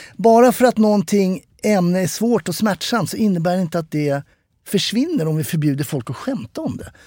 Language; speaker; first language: Swedish; native; Swedish